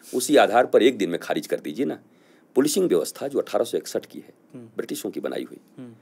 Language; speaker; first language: Hindi; native; Hindi